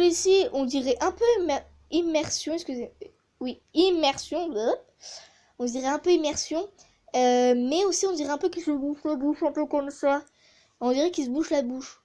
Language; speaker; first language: French; native; French